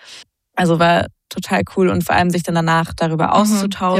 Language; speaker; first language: German; native; German